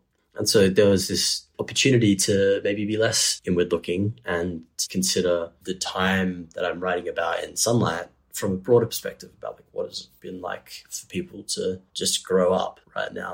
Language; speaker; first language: English; native; English